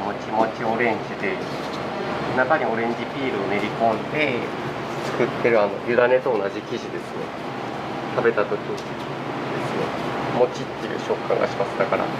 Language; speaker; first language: Japanese; native; Japanese